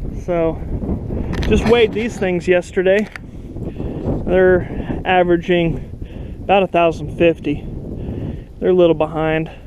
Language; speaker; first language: English; native; English